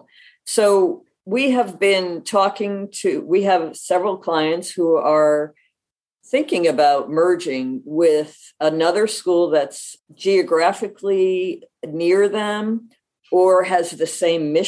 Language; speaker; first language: English; native; English